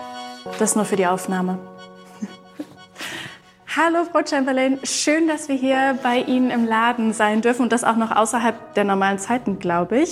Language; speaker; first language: German; native; German